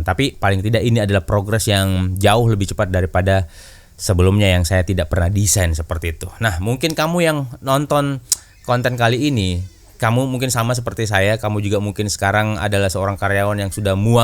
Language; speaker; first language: Indonesian; native; Indonesian